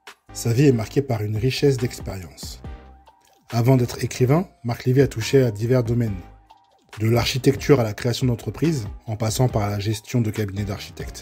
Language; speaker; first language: French; native; French